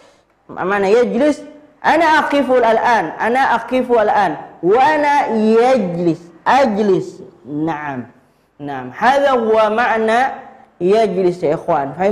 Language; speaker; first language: Arabic; non-native, fluent; Indonesian